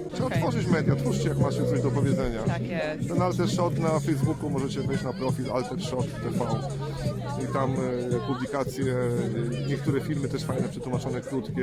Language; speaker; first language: Polish; native; Polish